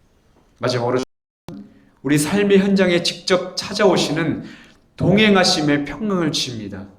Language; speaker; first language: Korean; native; Korean